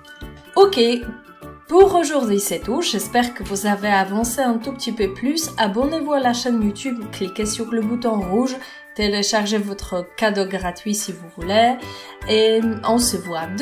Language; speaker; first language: French; non-native, fluent; Polish